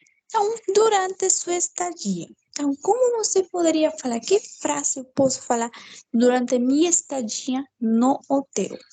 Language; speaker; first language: Portuguese; non-native, fluent; Spanish